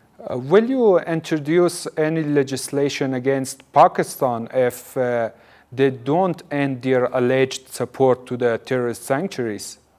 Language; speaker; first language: English; non-native, fluent; Persian